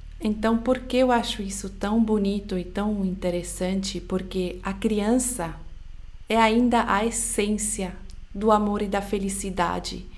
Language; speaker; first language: Portuguese; non-native, fluent; Swiss German